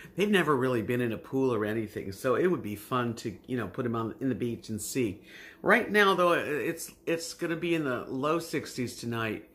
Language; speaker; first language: English; native; English